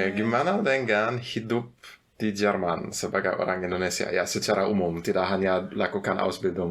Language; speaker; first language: Indonesian; non-native, fluent; German